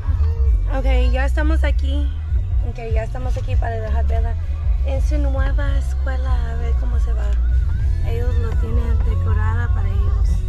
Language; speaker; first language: Spanish; early bilingual, heritage; English